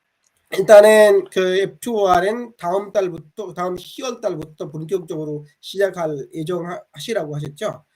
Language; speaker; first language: Korean; non-native, fluent; Bangla